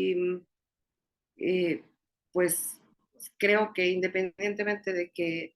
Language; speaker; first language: Spanish; native; Spanish